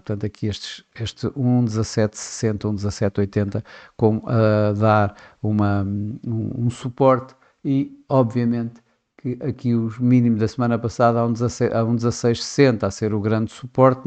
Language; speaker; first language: Portuguese; native; Portuguese